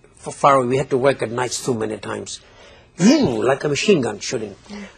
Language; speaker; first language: English; non-native, fluent; Polish